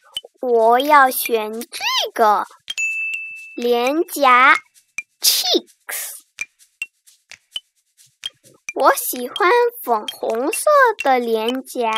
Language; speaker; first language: Chinese; early bilingual, heritage; Chinese